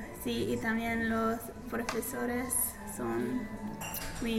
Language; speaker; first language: Spanish; non-native, learner; English